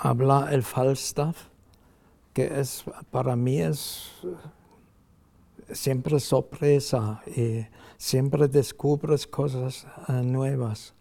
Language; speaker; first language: Spanish; non-native, fluent; German